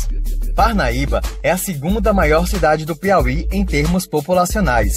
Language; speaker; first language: Portuguese; native; Portuguese